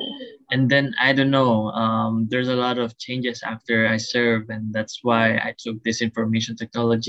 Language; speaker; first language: English; non-native, local second language; Filipino